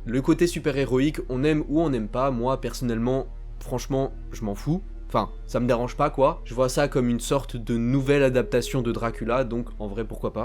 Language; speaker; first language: French; native; French